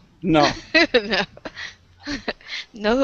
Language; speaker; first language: Spanish; non-native, learner; English